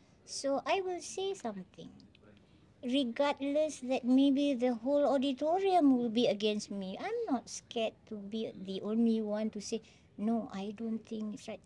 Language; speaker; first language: English; non-native, local second language; Malay